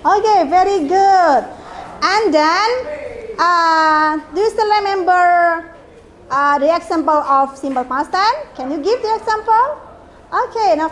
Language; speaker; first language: English; non-native, fluent; Indonesian